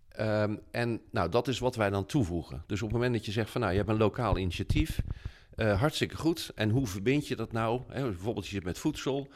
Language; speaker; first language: Dutch; native; Dutch